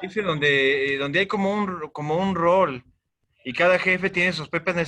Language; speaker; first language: Spanish; native; Spanish